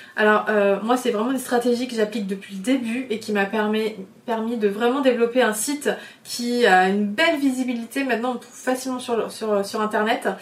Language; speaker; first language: French; native; French